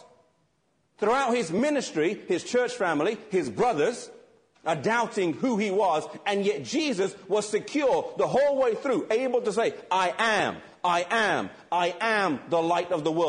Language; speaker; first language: English; native; English